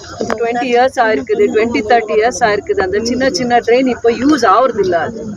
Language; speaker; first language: Tamil; non-native, local second language; Kannada